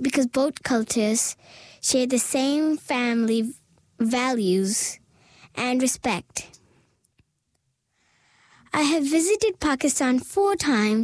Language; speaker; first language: English; native; English